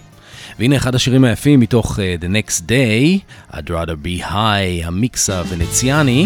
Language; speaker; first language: Hebrew; native; Hebrew